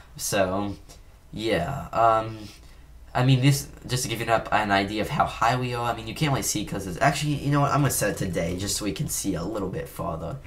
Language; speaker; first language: English; native; English